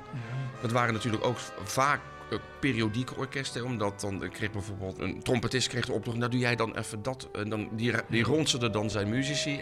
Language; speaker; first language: Dutch; native; Dutch